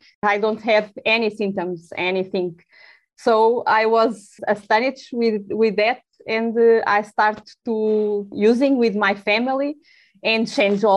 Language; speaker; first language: English; non-native, learner; Portuguese